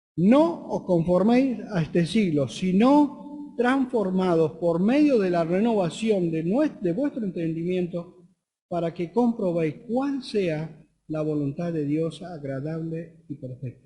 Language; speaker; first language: Spanish; native; Spanish